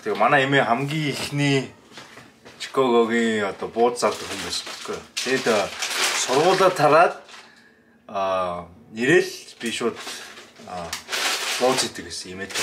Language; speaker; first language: Mongolian; early bilingual, heritage; Mongolian